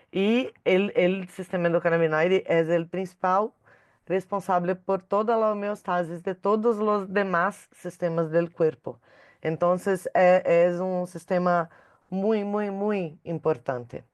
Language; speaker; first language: Spanish; non-native, learner; Portuguese